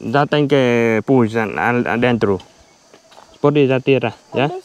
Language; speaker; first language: Portuguese; non-native, learner; Vietnamese